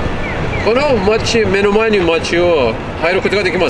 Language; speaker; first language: Japanese; non-native, learner; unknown